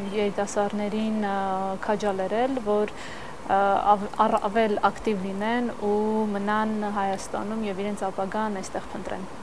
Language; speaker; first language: Armenian; native; Armenian